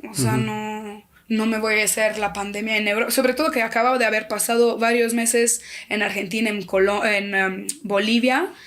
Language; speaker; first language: Spanish; non-native, fluent; French